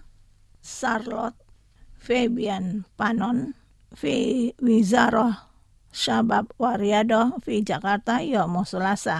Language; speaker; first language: Arabic; non-native, fluent; Indonesian